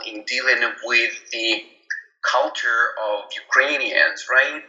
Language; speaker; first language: English; non-native, fluent; Ukrainian